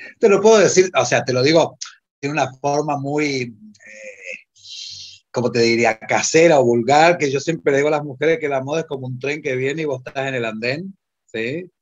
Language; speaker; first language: Spanish; non-native, fluent; Italian